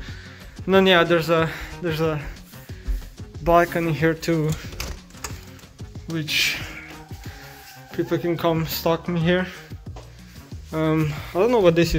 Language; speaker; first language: English; non-native, fluent; Slovenian